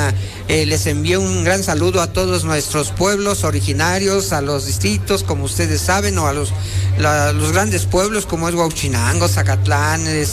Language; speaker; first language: Spanish; non-native, local second language; Nahuatl languages